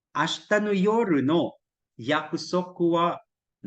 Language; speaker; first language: Japanese; non-native, fluent; Cebuano